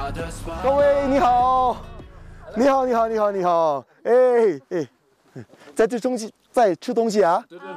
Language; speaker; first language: Chinese; non-native, fluent; Korean